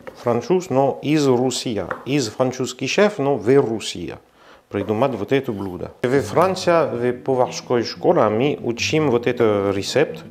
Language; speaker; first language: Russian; non-native, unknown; French